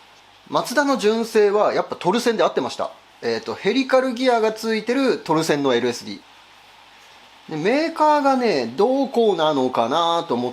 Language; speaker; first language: Japanese; native; Japanese